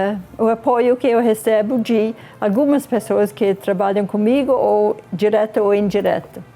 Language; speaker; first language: Portuguese; non-native, fluent; English